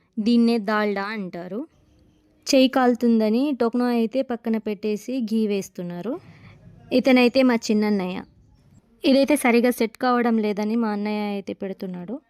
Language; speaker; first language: Telugu; non-native, local second language; Lambadi